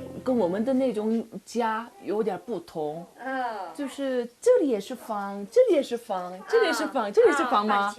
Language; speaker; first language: Chinese; non-native, learner; Korean